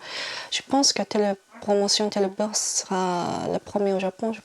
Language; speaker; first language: French; non-native, fluent; Japanese